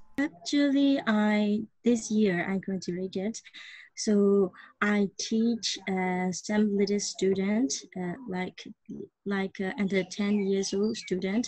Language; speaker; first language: English; non-native, learner; Burmese